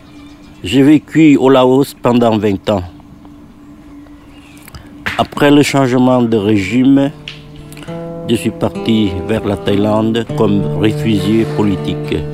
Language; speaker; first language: French; non-native, fluent; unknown